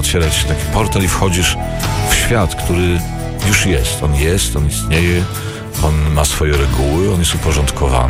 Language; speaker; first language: Polish; native; Polish